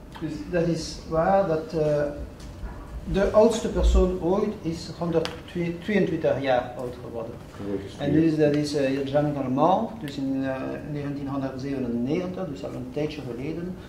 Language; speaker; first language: Dutch; non-native, fluent; French